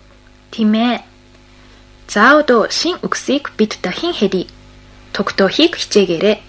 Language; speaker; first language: Mongolian; non-native, fluent; Japanese